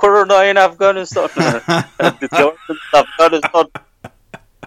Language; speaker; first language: English; non-native, learner; Persian